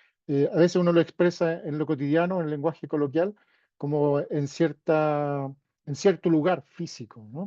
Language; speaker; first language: Spanish; native; Spanish